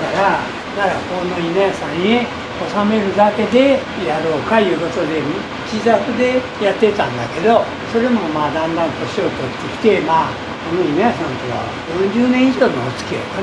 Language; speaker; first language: Japanese; native; Japanese